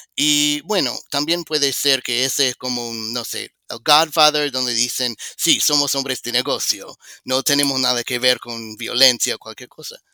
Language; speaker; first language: Spanish; non-native, fluent; English